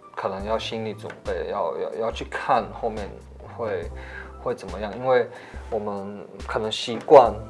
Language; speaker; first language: Chinese; non-native, fluent; German